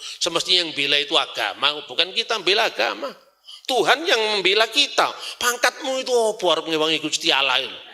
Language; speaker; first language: Indonesian; non-native, local second language; Javanese